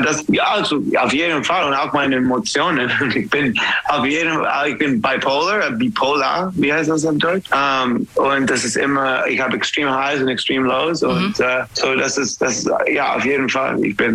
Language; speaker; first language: German; non-native, fluent; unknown